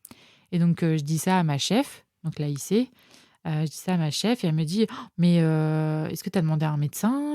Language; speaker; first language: French; native; French